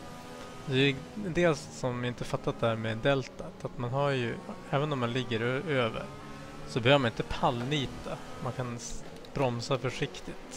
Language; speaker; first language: Swedish; native; Swedish